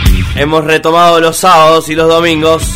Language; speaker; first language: Spanish; native; Spanish